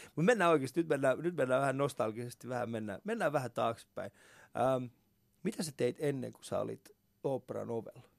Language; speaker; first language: Finnish; non-native, fluent; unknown